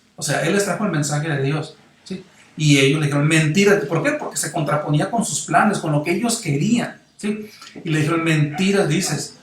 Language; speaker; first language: Spanish; native; Spanish